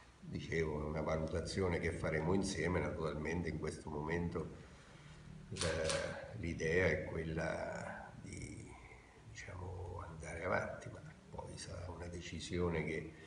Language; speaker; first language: Italian; native; Italian